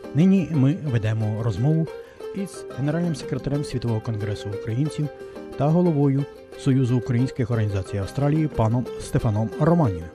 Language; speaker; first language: Ukrainian; native; Ukrainian